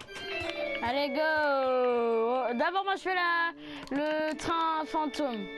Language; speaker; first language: French; native; French